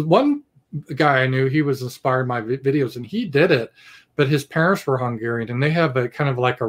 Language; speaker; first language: English; native; English